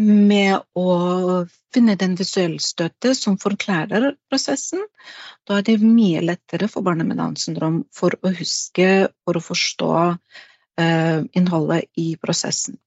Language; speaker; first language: Norwegian; non-native, fluent; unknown